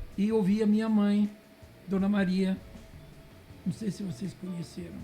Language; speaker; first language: Portuguese; early bilingual, other home language; Italian